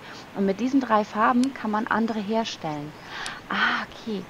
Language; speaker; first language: German; native; German